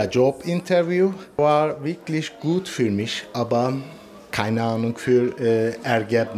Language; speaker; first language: German; non-native, learner; Turkish